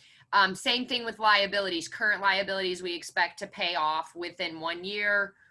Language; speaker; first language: English; native; English